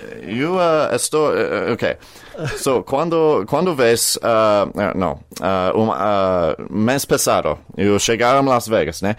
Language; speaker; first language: Portuguese; non-native, learner; English